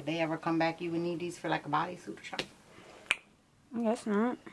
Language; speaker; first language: English; native; English